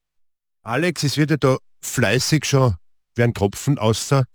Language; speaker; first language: German; native; German